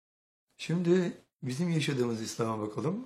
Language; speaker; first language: Turkish; native; Turkish